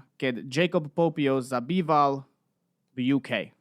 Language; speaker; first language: Slovak; early bilingual, heritage; Slovak